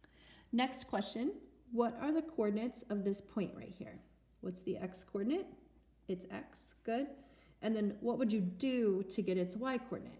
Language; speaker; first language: English; native; English